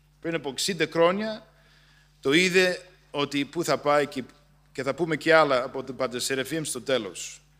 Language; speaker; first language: Greek; non-native, fluent; English